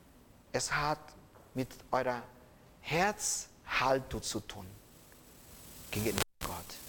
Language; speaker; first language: German; non-native, fluent; Portuguese